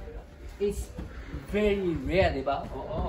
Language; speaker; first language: English; non-native, learner; Japanese